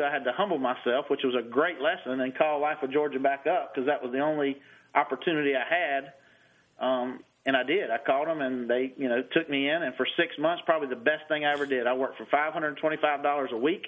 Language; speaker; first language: English; native; English